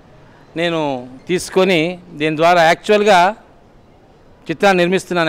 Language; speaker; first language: Telugu; native; Telugu